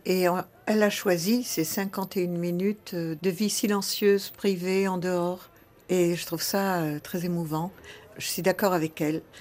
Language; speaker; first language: French; early bilingual, other home language; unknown